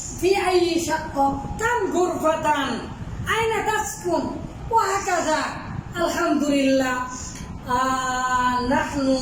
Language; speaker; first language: Arabic; non-native, fluent; Bangla